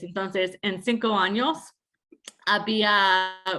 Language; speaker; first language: Spanish; non-native, fluent; English